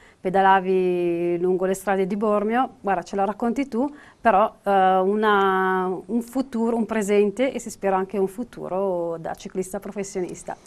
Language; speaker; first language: Italian; native; Italian